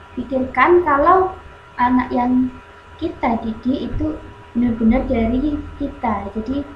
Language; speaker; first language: Indonesian; native; Indonesian